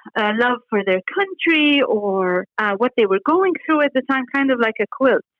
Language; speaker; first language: English; non-native, fluent; Arabic